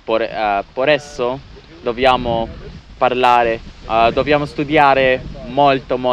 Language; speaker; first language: Italian; non-native, learner; English